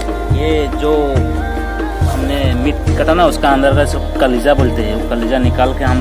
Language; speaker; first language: Hindi; non-native, local second language; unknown